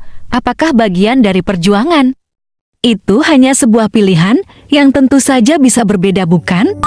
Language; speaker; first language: Indonesian; native; Indonesian